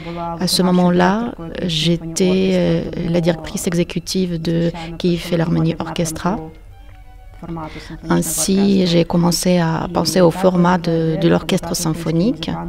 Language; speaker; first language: French; non-native, fluent; Ukrainian